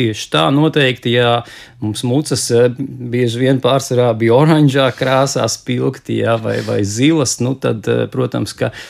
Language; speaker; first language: Latvian; native; Latvian